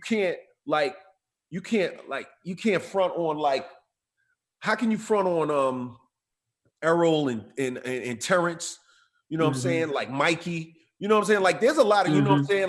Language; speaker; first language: English; native; English